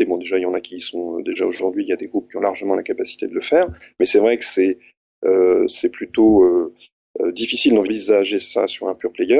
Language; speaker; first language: French; native; French